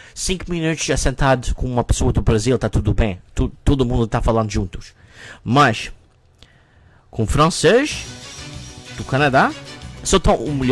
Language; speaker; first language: Portuguese; non-native, learner; English